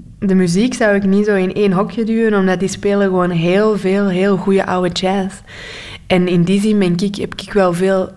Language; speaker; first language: Dutch; native; Dutch